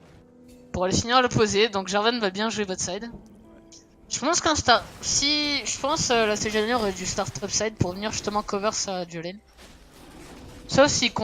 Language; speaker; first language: French; native; French